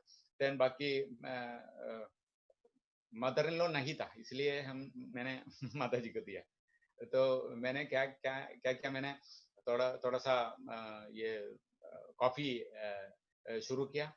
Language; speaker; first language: Hindi; non-native, local second language; Malayalam